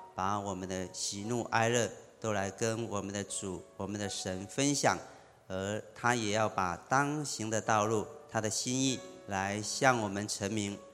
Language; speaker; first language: Chinese; native; Chinese